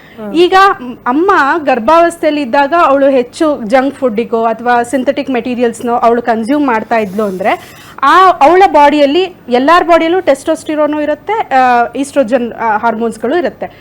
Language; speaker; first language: Kannada; native; Kannada